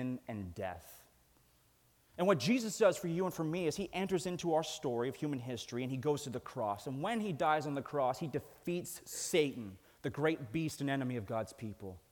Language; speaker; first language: English; native; English